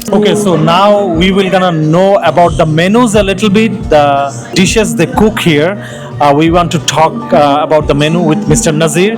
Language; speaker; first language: English; non-native, local second language; Bangla